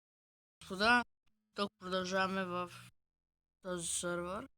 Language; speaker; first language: Bulgarian; native; Bulgarian